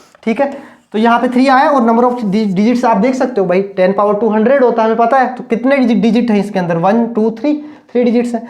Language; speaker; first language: Hindi; native; Hindi